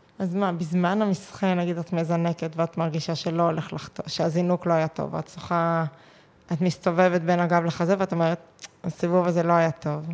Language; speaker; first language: Hebrew; native; Hebrew